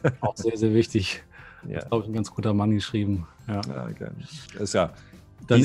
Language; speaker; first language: German; native; German